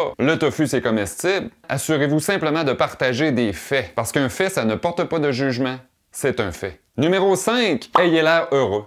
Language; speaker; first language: French; native; French